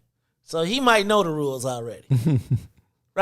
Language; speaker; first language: English; native; English